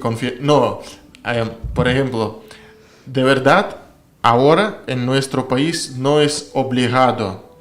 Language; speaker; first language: Spanish; non-native, learner; Russian